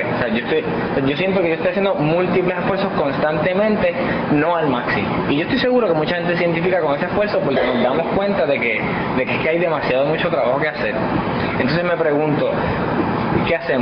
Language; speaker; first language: Spanish; native; Spanish